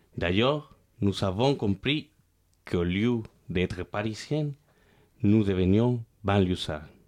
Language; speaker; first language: French; non-native, fluent; Spanish